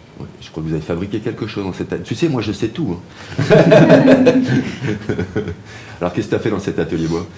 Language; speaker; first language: French; native; French